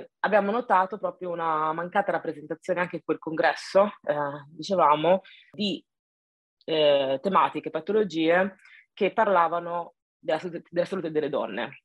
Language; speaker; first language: Italian; early bilingual, other home language; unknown